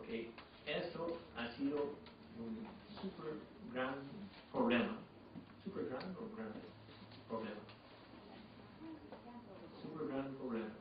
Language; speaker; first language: Spanish; non-native, fluent; English